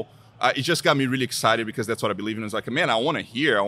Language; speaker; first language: English; non-native, fluent; Portuguese